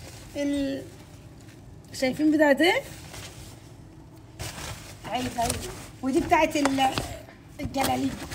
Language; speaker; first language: Arabic; native; Arabic